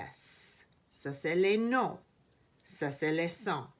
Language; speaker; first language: French; non-native, fluent; English